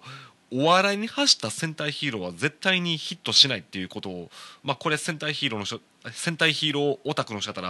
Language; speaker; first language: Japanese; native; Japanese